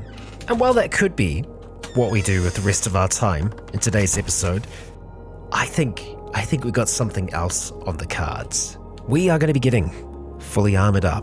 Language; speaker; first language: English; native; English